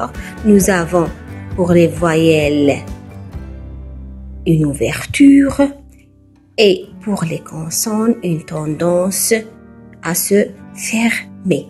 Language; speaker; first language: French; non-native, local second language; Arabic